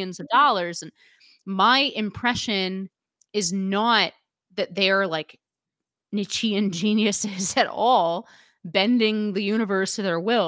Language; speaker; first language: English; native; English